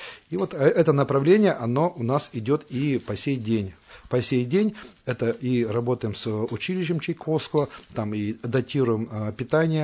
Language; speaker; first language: Russian; native; Russian